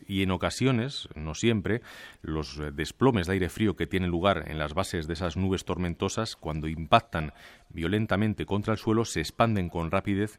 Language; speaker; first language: Spanish; native; Spanish